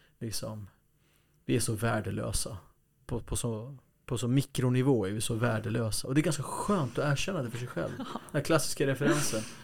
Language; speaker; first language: Swedish; early bilingual, other home language; Kurdish